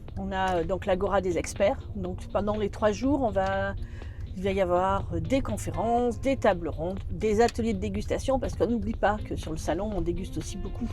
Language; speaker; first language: French; native; French